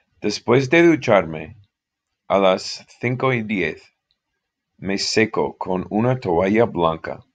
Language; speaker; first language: Spanish; non-native, fluent; English